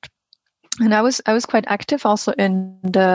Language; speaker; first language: English; non-native, fluent; German